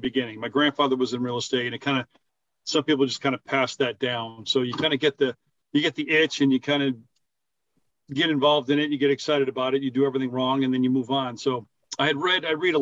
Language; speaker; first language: English; native; English